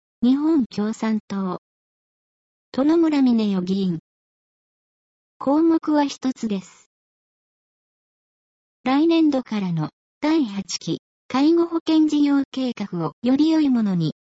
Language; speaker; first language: Japanese; native; Japanese